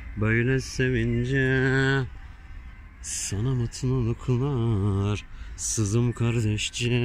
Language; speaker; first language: Turkish; early bilingual, heritage; Turkish